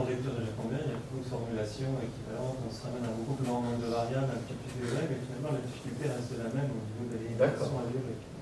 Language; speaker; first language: French; native; French